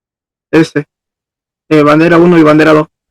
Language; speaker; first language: Spanish; native; Spanish